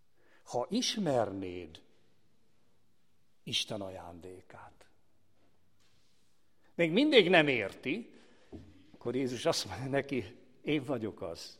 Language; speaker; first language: Hungarian; native; Hungarian